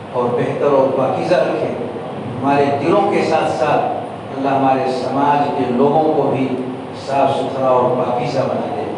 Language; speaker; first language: Urdu; native; Urdu